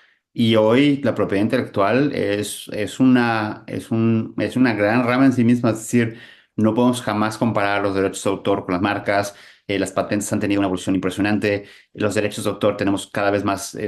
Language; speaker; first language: Spanish; native; Spanish